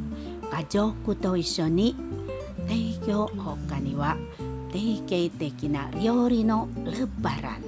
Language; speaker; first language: Japanese; non-native, fluent; Indonesian